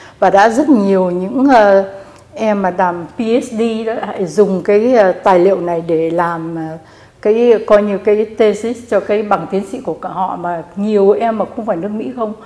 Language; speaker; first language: Vietnamese; native; Vietnamese